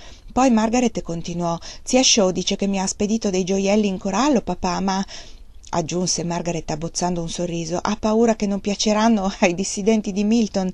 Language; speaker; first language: Italian; native; Italian